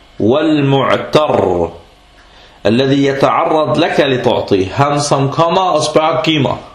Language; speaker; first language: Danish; early bilingual, other home language; Arabic